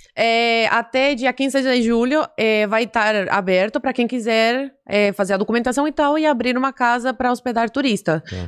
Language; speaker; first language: Portuguese; early bilingual, other home language; Spanish